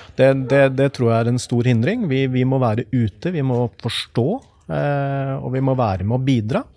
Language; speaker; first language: Norwegian; native; Norwegian